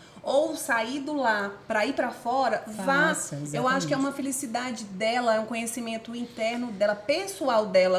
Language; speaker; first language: Portuguese; native; Portuguese